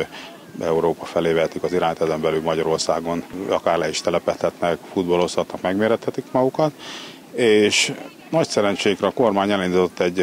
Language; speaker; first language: Hungarian; native; Hungarian